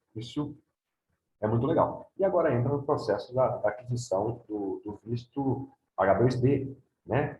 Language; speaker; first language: Portuguese; native; Portuguese